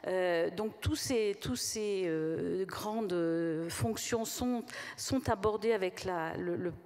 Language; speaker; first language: French; native; French